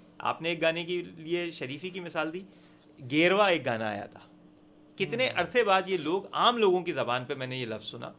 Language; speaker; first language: Urdu; native; Urdu